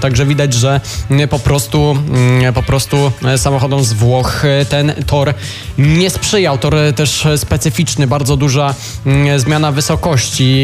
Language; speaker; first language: Polish; native; Polish